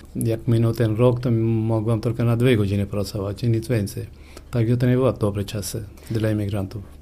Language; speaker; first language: Polish; non-native, fluent; Persian